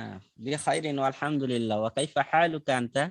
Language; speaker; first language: Arabic; non-native, learner; Bangla